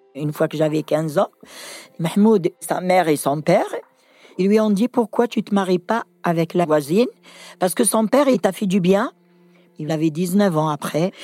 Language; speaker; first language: French; non-native, local second language; Kabyle